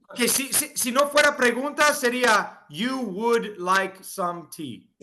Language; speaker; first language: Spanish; non-native, fluent; English